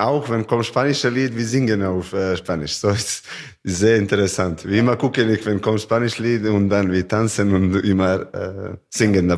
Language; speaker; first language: German; non-native, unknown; Serbian